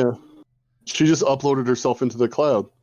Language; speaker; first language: English; native; English